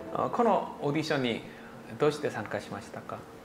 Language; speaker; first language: Japanese; non-native, learner; Korean